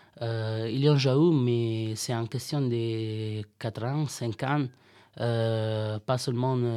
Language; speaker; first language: French; non-native, learner; Italian